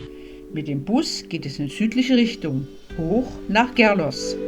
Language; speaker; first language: German; native; German